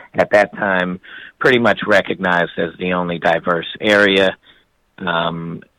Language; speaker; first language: English; native; English